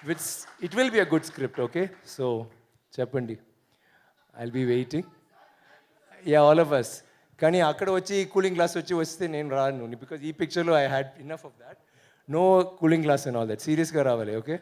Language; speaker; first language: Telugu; non-native, learner; Tamil